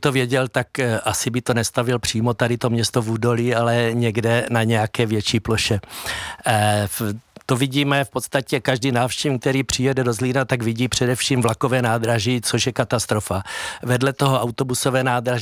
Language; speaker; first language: Czech; native; Czech